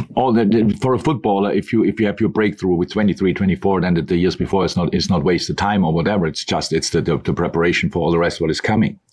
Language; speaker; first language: English; non-native, fluent; German